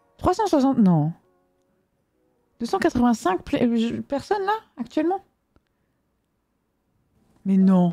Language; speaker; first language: French; native; French